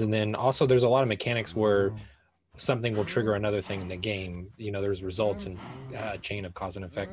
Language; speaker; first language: English; native; English